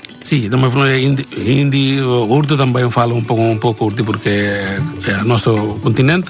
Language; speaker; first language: Portuguese; non-native, learner; Bangla